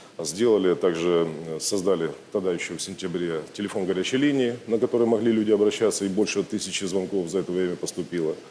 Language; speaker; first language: Russian; native; Russian